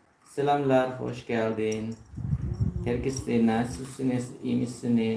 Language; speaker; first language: Turkish; non-native, learner; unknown